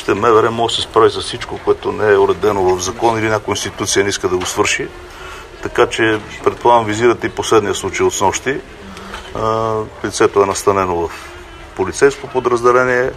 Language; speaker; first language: Bulgarian; native; Bulgarian